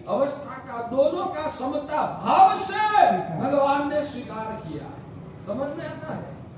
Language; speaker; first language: Hindi; non-native, local second language; Gujarati